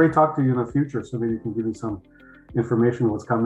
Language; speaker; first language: English; early bilingual, other home language; Polish